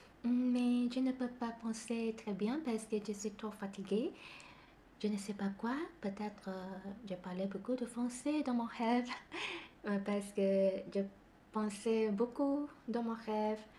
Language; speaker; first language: French; non-native, learner; Malay